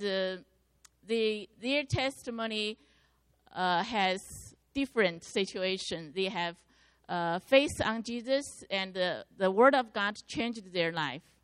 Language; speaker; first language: English; non-native, learner; Chinese